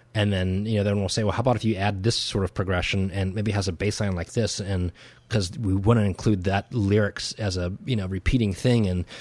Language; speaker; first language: English; native; English